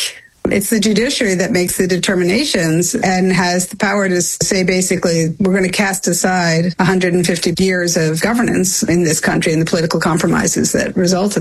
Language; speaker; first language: English; native; English